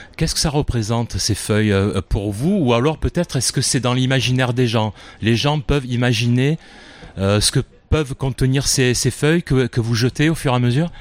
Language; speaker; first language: French; native; French